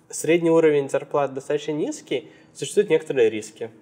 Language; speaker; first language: Russian; native; Russian